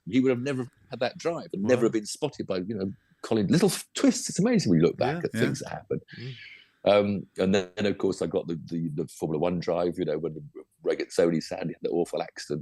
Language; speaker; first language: English; native; English